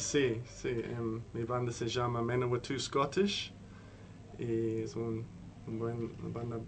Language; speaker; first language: Spanish; non-native, learner; English